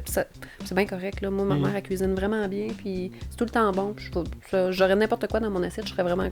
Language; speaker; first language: French; native; French